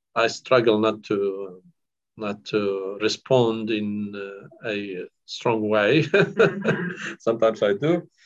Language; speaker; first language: English; non-native, fluent; Kurdish